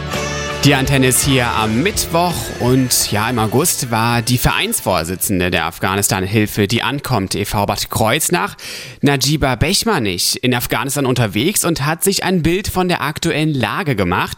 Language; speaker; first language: German; native; German